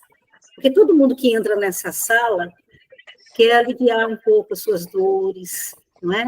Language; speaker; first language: Portuguese; native; Portuguese